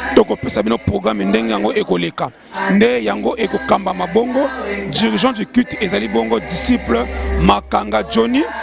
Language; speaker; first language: Lingala; native; Lingala